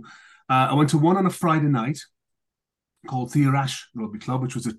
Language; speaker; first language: English; native; English